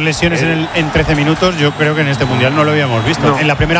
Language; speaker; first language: Spanish; native; Spanish